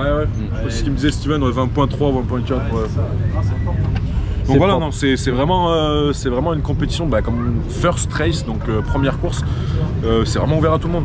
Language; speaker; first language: French; native; French